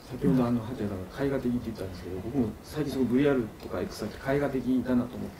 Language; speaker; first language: Japanese; native; Japanese